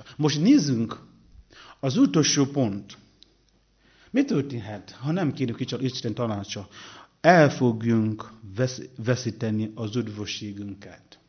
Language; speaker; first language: Hungarian; non-native, learner; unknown